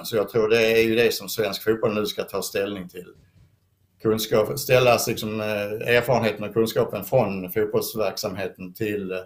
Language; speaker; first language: Swedish; native; Swedish